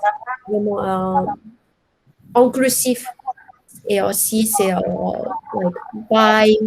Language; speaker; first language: French; non-native, learner; Korean